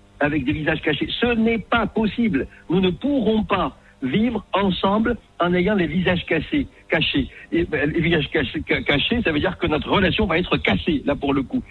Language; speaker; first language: French; non-native, local second language; Arabic